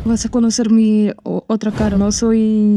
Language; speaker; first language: Spanish; non-native, learner; Armenian